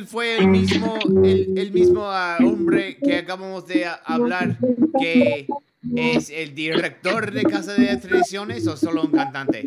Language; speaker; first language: Spanish; non-native, learner; English